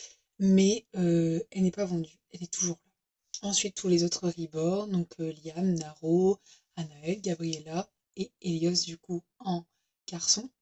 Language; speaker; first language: French; native; French